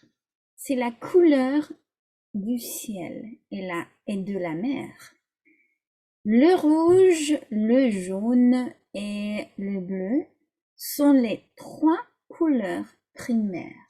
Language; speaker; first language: French; non-native, fluent; English